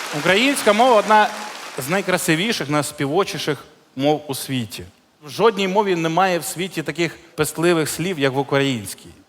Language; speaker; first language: Ukrainian; non-native, local second language; Russian